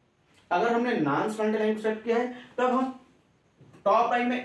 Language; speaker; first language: Hindi; native; Hindi